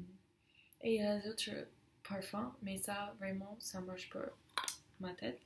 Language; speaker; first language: French; non-native, learner; English